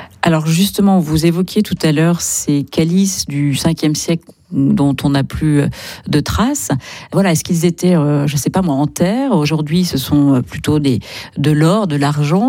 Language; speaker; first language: French; native; French